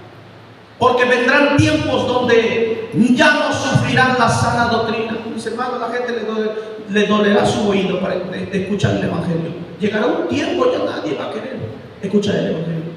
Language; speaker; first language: Spanish; native; Spanish